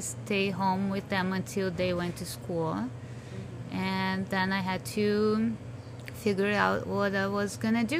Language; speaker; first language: English; non-native, fluent; Portuguese